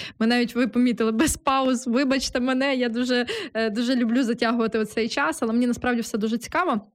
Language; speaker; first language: Ukrainian; native; Ukrainian